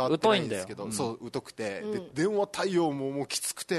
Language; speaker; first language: Japanese; native; Japanese